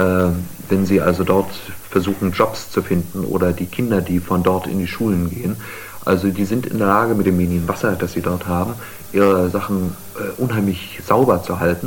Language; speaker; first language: German; native; German